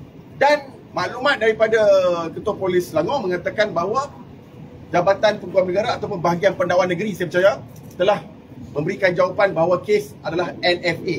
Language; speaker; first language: Malay; native; Malay